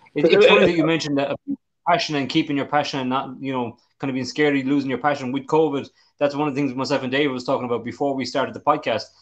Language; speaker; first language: English; native; English